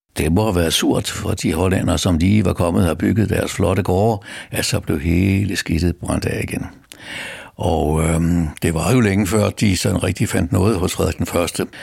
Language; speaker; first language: Danish; native; Danish